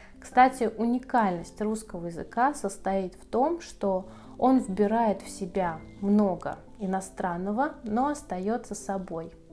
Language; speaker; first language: Russian; native; Russian